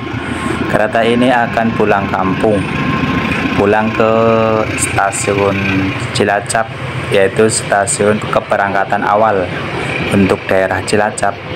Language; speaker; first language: Indonesian; native; Indonesian